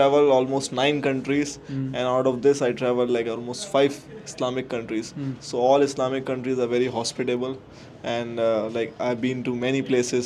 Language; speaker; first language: English; non-native, local second language; Hindi